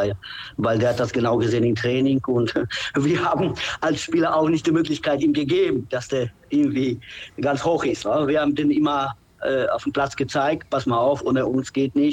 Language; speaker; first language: German; non-native, fluent; Polish